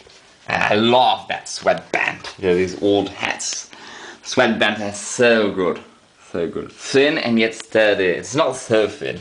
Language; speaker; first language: English; non-native, fluent; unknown